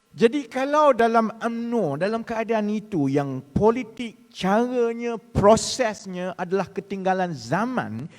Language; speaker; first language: Malay; native; Malay